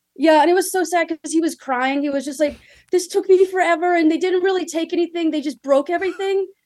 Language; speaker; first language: English; native; English